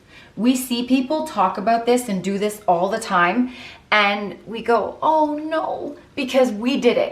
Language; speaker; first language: English; native; English